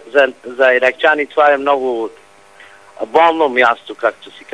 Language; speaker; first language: Bulgarian; non-native, fluent; Arabic